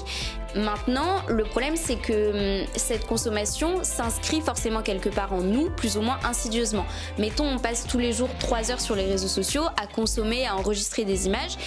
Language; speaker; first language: French; native; French